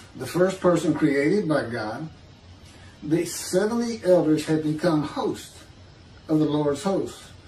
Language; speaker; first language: English; native; English